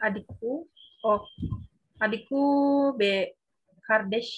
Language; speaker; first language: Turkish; non-native, learner; Indonesian